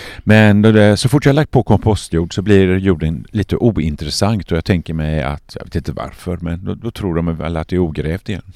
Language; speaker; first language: Swedish; native; Swedish